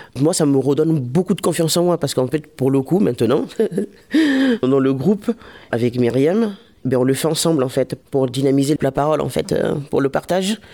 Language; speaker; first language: French; early bilingual, other home language; Lingala